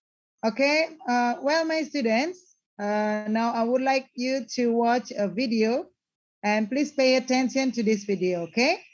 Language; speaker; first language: English; non-native, learner; Indonesian